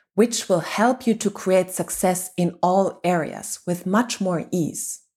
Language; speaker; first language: English; non-native, fluent; German